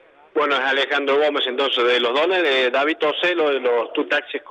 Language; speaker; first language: Spanish; native; Spanish